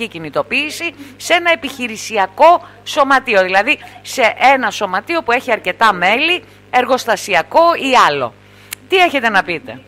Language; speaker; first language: Greek; native; Greek